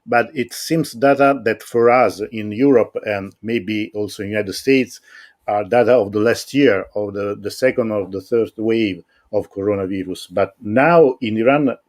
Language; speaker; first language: English; non-native, fluent; Italian